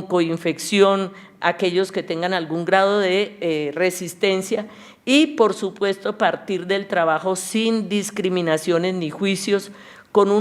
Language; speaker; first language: Spanish; native; Spanish